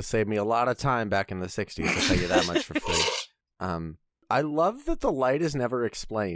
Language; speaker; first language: English; native; English